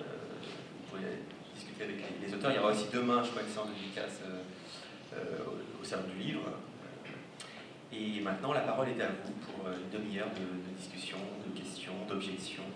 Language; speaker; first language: French; native; French